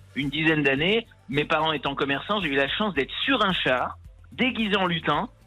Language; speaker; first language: French; native; French